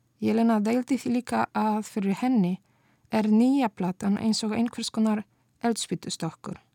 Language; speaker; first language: Icelandic; non-native, fluent; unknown